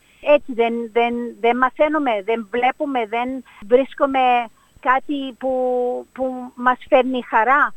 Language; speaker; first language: Greek; early bilingual, heritage; Greek